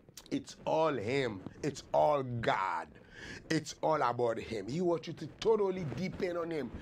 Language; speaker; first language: English; non-native, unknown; Haitian Creole